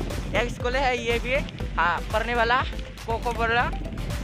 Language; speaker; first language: Hindi; non-native, local second language; Bodo